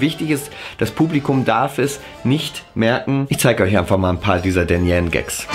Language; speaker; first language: German; native; German